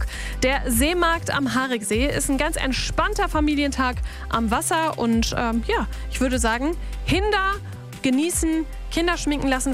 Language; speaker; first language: German; native; German